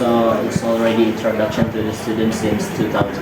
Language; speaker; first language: English; non-native, learner; Indonesian